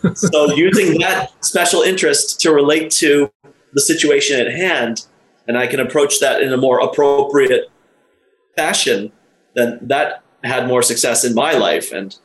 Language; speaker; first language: English; native; English